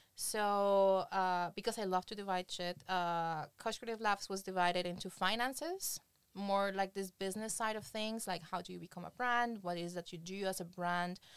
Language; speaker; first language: English; non-native, fluent; Spanish